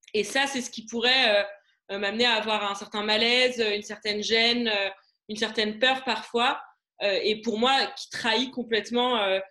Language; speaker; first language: French; non-native, local second language; Arabic